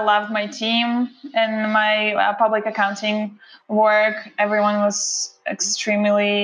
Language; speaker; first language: English; non-native, fluent; Russian